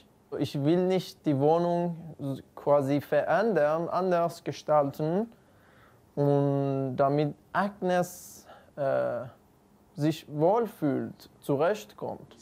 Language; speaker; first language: German; non-native, learner; Persian